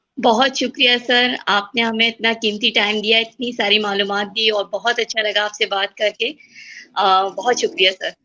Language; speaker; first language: Urdu; native; Urdu